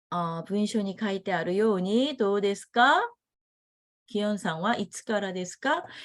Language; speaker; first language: Japanese; non-native, fluent; Korean